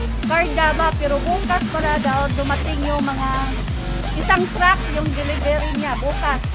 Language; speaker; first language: Filipino; non-native, local second language; Cebuano